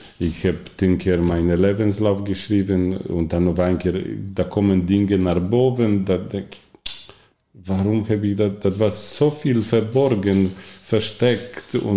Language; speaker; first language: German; non-native, learner; Polish